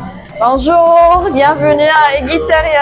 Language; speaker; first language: French; non-native, fluent; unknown